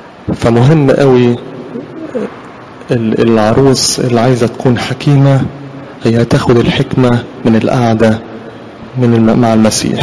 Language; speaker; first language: Arabic; native; Arabic